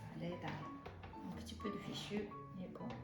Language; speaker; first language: French; non-native, fluent; Japanese